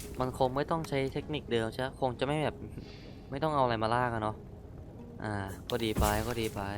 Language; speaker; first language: Thai; native; Thai